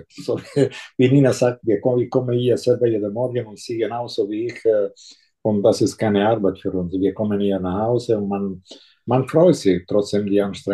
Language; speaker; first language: German; non-native, fluent; Italian